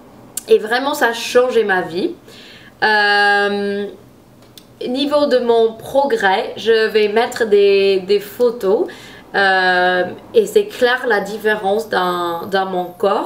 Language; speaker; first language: French; non-native, fluent; English